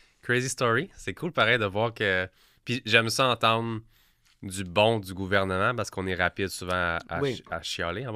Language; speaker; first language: French; native; French